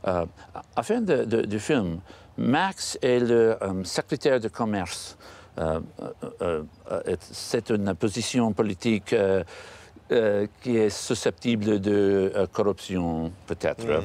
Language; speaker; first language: French; non-native, learner; English